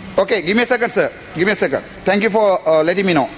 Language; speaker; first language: English; non-native, local second language; Tamil